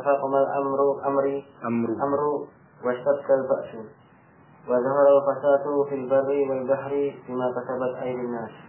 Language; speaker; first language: Arabic; non-native, learner; Indonesian